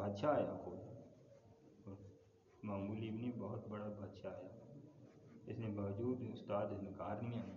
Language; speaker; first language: Urdu; non-native, local second language; Punjabi